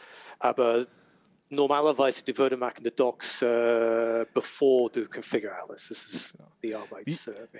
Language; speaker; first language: German; non-native, learner; English